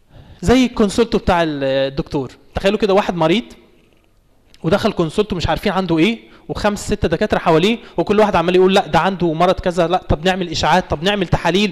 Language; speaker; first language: Arabic; native; Arabic